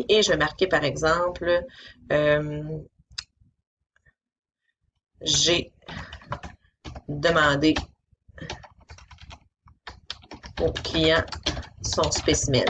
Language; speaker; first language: French; native; French